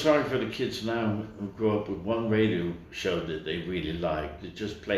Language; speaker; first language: English; native; English